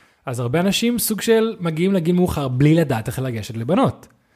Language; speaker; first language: Hebrew; non-native, fluent; English